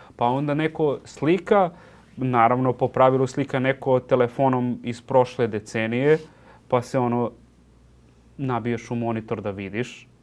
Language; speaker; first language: Serbian; native; Serbian